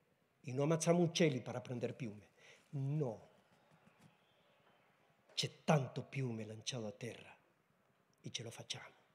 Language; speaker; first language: Italian; non-native, learner; Spanish